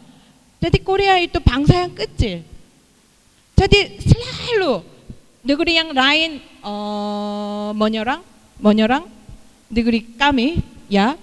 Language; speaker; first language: Indonesian; non-native, fluent; Korean